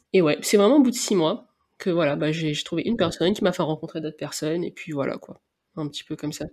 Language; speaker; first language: French; native; French